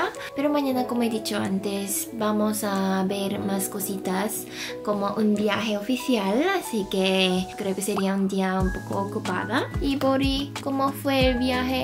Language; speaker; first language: Spanish; non-native, fluent; Korean